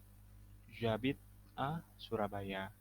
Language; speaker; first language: French; non-native, fluent; Indonesian